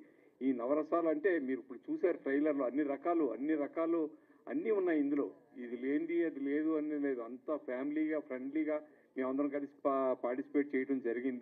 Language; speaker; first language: Telugu; native; Telugu